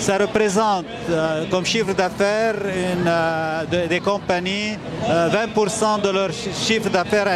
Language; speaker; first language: French; non-native, fluent; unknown